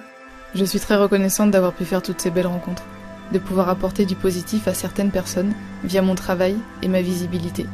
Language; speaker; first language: French; native; French